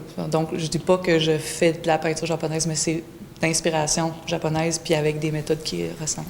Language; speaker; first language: French; native; French